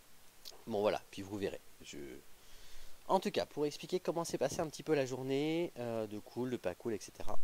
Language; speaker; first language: French; native; French